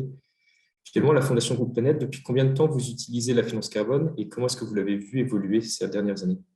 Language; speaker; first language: French; native; French